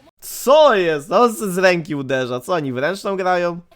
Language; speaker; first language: Polish; native; Polish